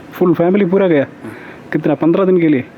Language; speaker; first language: Hindi; non-native, local second language; Malayalam